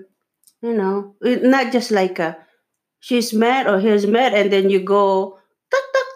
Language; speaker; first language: English; non-native, local second language; Filipino